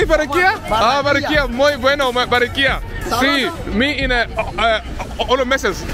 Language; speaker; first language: Spanish; non-native, learner; English